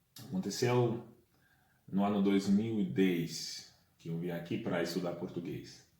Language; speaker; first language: Portuguese; non-native, fluent; Russian